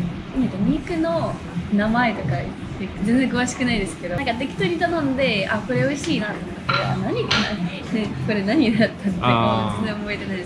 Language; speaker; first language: Japanese; non-native, fluent; Russian